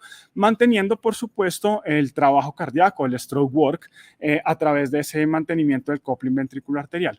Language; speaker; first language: Spanish; native; Spanish